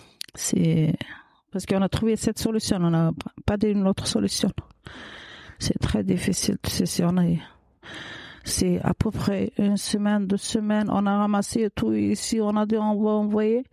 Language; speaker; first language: French; non-native, learner; Kurdish